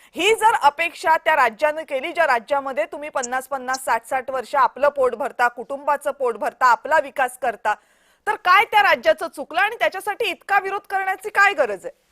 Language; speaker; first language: Marathi; native; Marathi